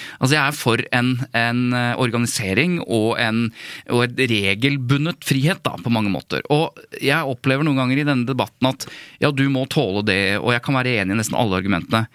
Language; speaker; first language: Norwegian; native; Norwegian